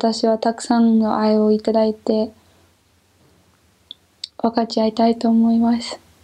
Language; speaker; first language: Japanese; non-native, fluent; English